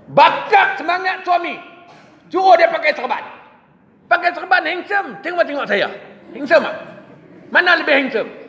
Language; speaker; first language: Malay; native; Malay